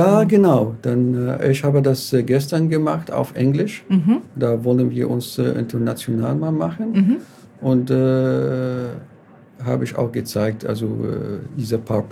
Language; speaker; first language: German; non-native, learner; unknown